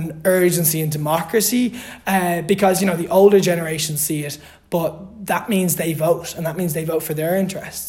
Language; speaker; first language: English; native; English